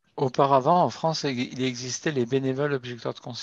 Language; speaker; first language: French; native; French